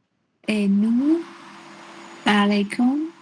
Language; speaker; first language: French; non-native, learner; Vietnamese